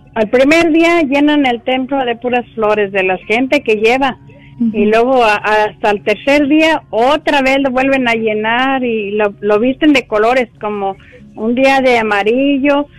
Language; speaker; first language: Spanish; native; Spanish